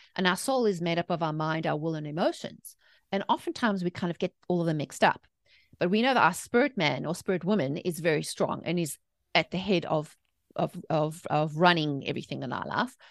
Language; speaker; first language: English; native; English